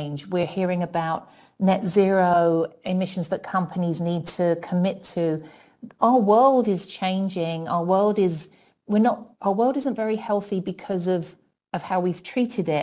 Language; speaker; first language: English; native; English